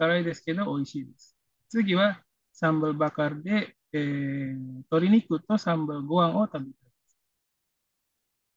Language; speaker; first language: Japanese; non-native, fluent; Indonesian